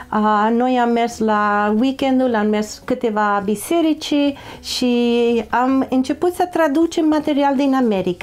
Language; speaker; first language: Romanian; non-native, learner; English